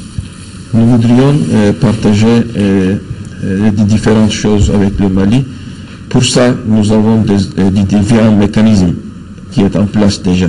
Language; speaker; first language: French; non-native, fluent; Turkish